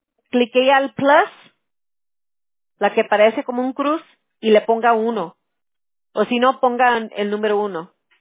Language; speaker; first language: Spanish; early bilingual, heritage; Spanish